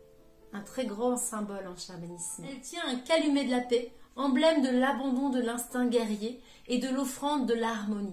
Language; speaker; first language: French; native; French